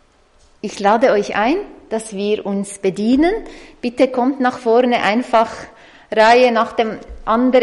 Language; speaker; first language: German; non-native, fluent; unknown